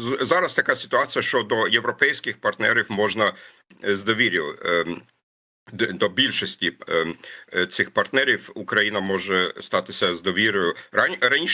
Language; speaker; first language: Ukrainian; non-native, fluent; German